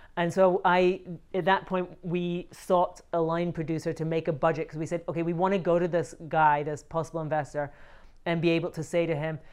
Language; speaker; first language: English; native; English